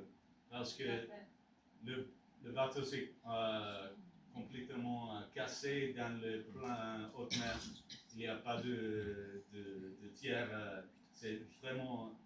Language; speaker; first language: French; non-native, learner; English